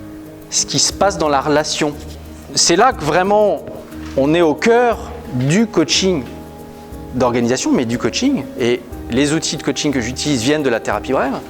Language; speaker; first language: French; native; French